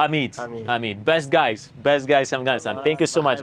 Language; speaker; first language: English; non-native, learner; Lithuanian